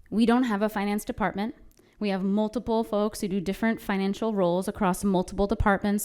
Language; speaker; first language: English; native; English